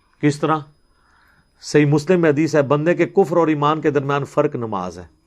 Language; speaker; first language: Urdu; non-native, local second language; Punjabi